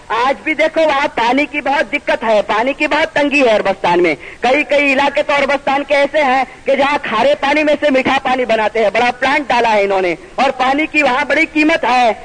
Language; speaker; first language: Urdu; non-native, local second language; Gujarati